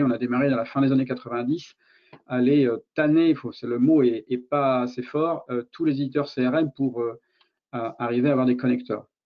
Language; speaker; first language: French; native; French